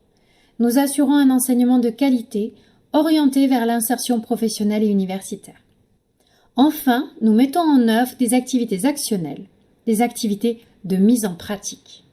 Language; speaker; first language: French; native; French